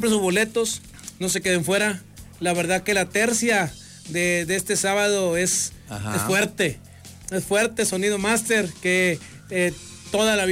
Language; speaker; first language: Spanish; native; Spanish